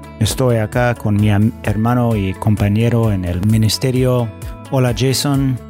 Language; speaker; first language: Spanish; non-native, fluent; English